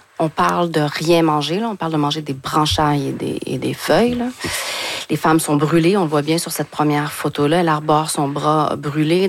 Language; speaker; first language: French; native; French